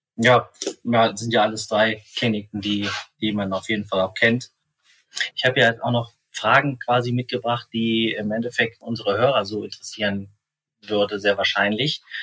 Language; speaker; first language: German; native; German